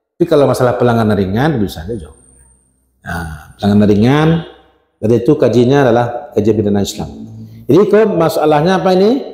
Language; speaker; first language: Malay; non-native, local second language; Minangkabau